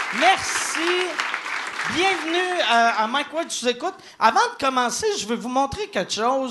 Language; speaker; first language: French; native; French